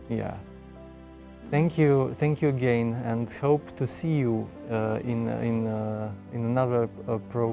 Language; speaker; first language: English; non-native, fluent; Romanian